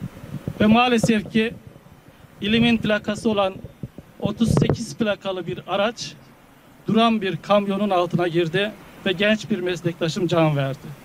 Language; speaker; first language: Turkish; native; Turkish